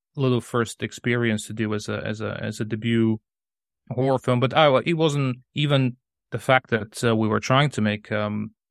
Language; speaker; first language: English; non-native, fluent; Bulgarian